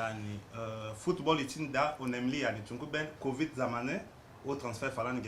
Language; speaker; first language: Turkish; non-native, learner; French